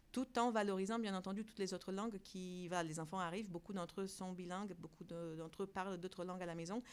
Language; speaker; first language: French; non-native, fluent; Portuguese